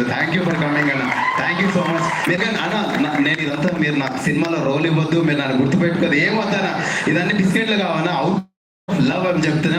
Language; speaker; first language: Telugu; native; Telugu